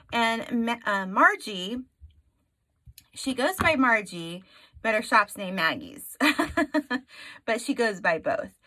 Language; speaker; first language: English; native; English